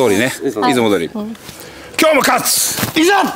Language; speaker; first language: Japanese; native; Japanese